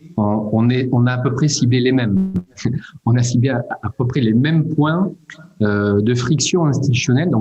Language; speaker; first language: French; native; French